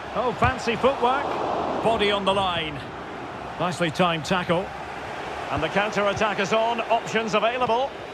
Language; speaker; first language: English; native; English